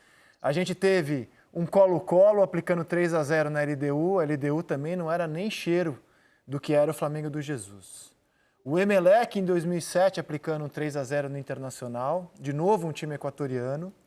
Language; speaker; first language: Portuguese; native; Portuguese